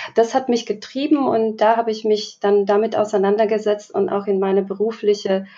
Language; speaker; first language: German; non-native, fluent; Slovak